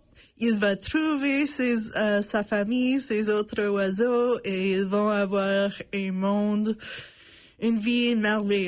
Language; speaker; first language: French; non-native, local second language; English